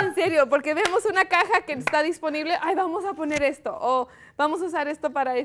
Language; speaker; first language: Spanish; early bilingual, heritage; Spanish